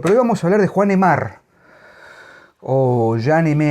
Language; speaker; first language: Spanish; native; Spanish